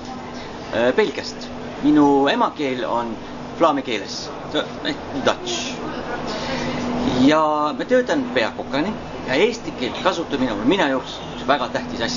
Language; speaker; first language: Estonian; non-native, learner; Dutch